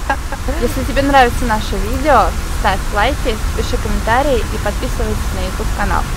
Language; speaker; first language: Russian; native; Russian